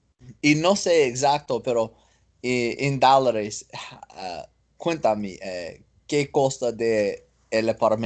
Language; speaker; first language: Spanish; non-native, learner; English